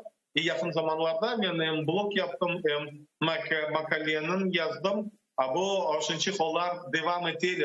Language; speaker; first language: Turkish; non-native, learner; Crimean Tatar